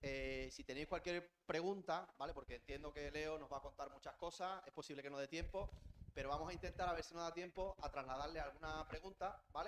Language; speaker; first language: Spanish; native; Spanish